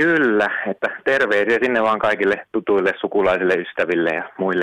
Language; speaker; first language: Finnish; native; Finnish